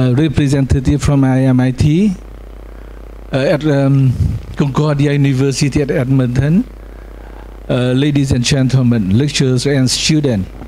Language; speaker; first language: English; non-native, fluent; Vietnamese